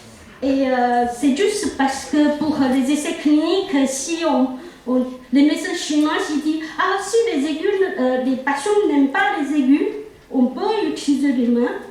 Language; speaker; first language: French; non-native, local second language; Chinese